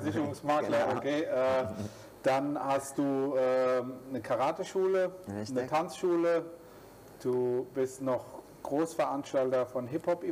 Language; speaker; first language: German; native; German